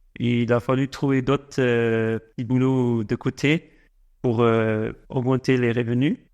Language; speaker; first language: French; non-native, fluent; English